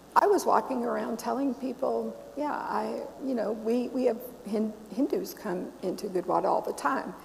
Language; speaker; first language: English; native; English